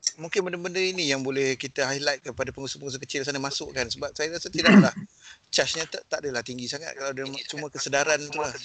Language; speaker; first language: Malay; native; Malay